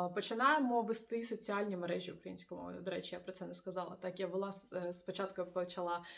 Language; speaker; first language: Ukrainian; non-native, local second language; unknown